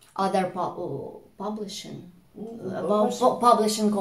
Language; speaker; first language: English; non-native, fluent; Russian